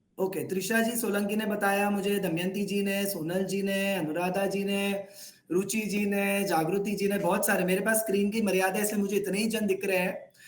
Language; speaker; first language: Hindi; non-native, local second language; Gujarati